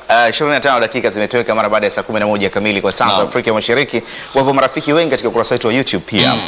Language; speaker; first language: Swahili; native; Swahili